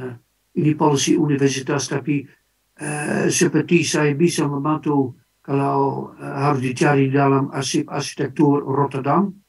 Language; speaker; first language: Indonesian; non-native, fluent; Dutch